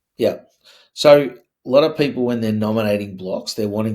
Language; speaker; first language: English; native; English